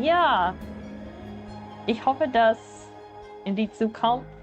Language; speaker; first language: German; non-native, learner; English